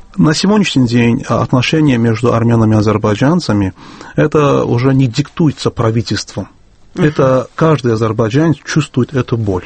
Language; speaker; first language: Russian; non-native, local second language; Azerbaijani